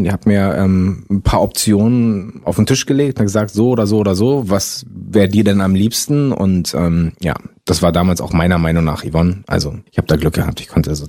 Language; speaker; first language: German; non-native, local second language; French